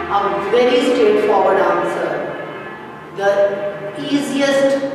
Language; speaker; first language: English; non-native, local second language; Urdu